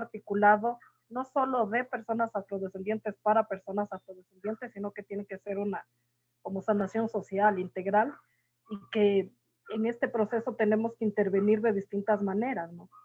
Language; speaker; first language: Spanish; native; Spanish